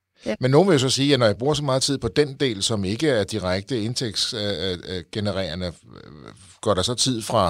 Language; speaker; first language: Danish; native; Danish